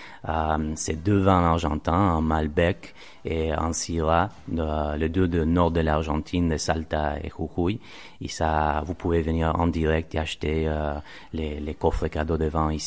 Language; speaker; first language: French; non-native, fluent; Spanish